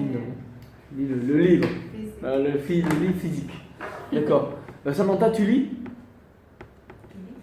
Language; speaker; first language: French; non-native, fluent; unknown